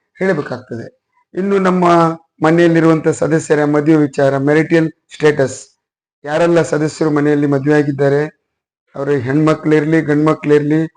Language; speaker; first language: Kannada; non-native, local second language; Urdu